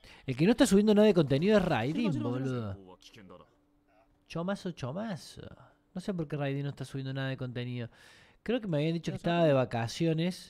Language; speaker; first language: Spanish; native; Spanish